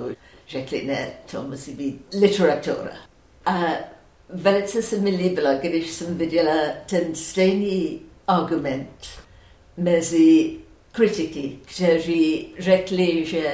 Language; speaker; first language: Czech; non-native, fluent; English